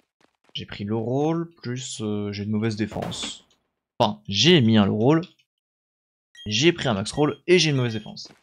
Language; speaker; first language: French; native; French